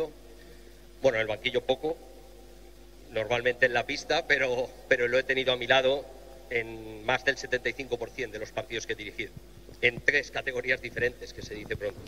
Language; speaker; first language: Spanish; native; Spanish